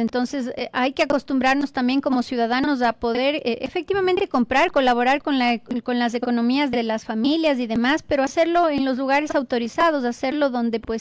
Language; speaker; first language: Spanish; native; Spanish